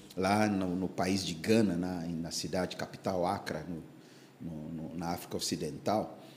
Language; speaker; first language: Portuguese; non-native, fluent; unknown